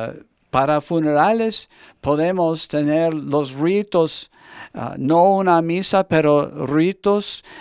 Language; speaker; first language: Spanish; non-native, fluent; English